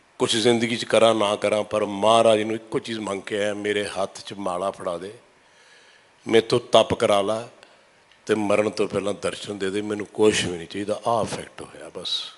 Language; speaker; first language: Punjabi; native; Punjabi